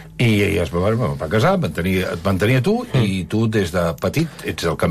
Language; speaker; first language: Catalan; native; Catalan